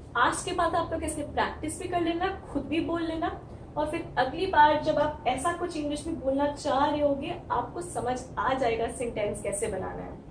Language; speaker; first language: Hindi; native; Hindi